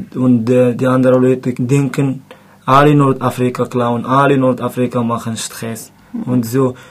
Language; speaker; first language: German; non-native, learner; Arabic